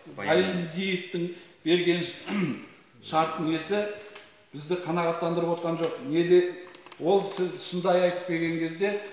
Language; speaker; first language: Kazakh; native; Kazakh